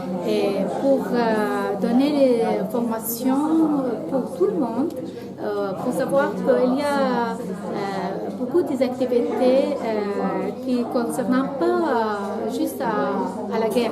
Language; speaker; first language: French; non-native, learner; Arabic